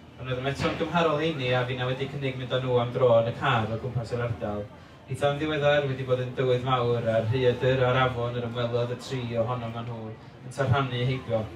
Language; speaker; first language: Welsh; native; Welsh